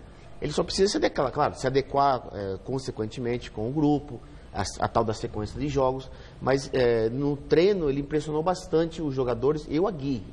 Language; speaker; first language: Portuguese; native; Portuguese